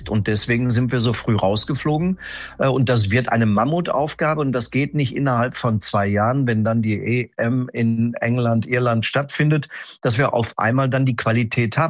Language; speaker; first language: German; native; German